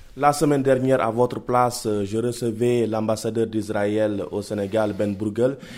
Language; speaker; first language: French; non-native, local second language; Wolof